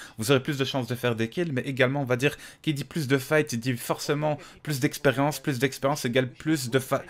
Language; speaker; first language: French; native; French